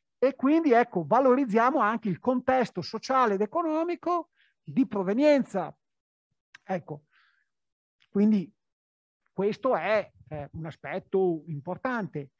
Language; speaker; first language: Italian; native; Italian